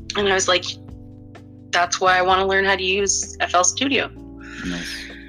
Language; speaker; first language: English; native; English